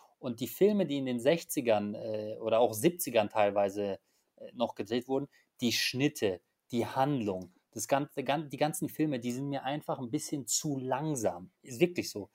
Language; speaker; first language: German; early bilingual, other home language; Polish